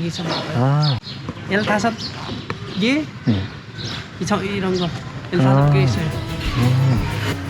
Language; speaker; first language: Korean; non-native, learner; Nepali